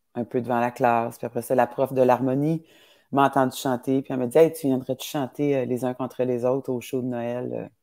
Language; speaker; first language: French; native; French